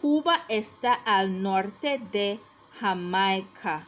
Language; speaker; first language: Spanish; non-native, fluent; English